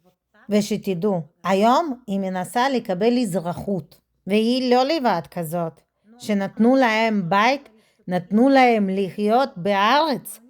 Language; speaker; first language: Hebrew; non-native, fluent; Russian